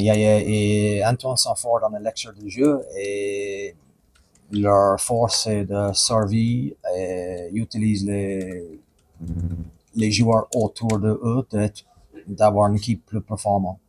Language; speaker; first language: French; non-native, fluent; English